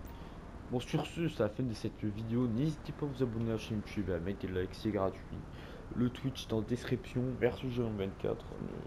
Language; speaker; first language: French; native; French